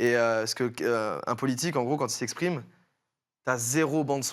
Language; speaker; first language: French; native; French